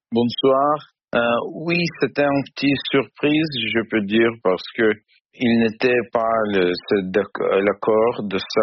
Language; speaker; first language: French; non-native, learner; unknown